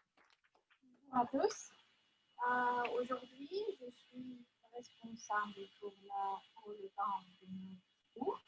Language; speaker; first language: French; non-native, fluent; Russian